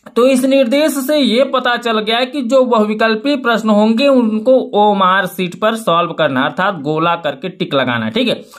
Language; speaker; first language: Hindi; native; Hindi